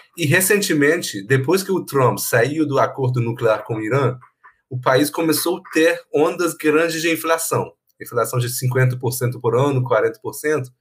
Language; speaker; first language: Portuguese; non-native, fluent; Persian